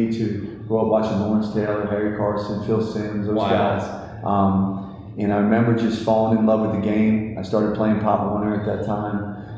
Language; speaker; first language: English; native; English